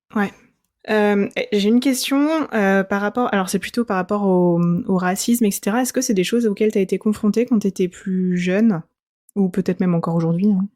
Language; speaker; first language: French; native; French